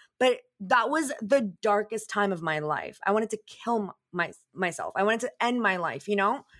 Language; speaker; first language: English; early bilingual, other home language; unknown